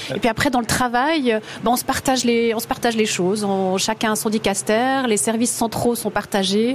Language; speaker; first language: French; native; French